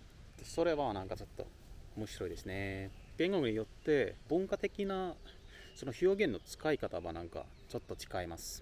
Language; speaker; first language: Japanese; non-native, learner; Finnish